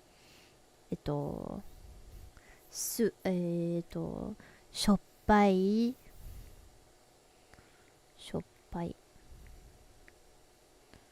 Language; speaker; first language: Japanese; non-native, learner; English